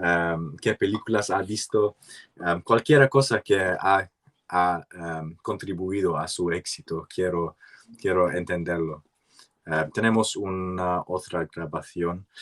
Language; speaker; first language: Spanish; non-native, learner; English